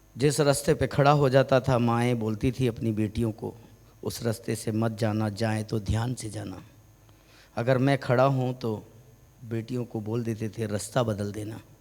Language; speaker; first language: Hindi; non-native, local second language; Malayalam